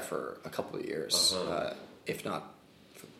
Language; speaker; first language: English; native; English